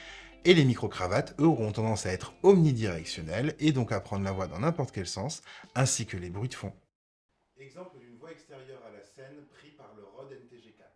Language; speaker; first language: French; native; French